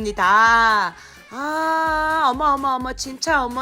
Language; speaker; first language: Korean; non-native, learner; Mongolian